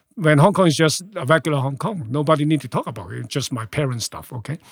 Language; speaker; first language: English; non-native, local second language; Cantonese